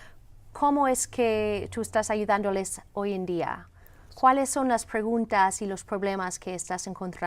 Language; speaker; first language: Spanish; non-native, fluent; English